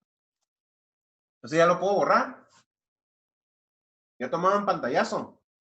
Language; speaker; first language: Spanish; native; Spanish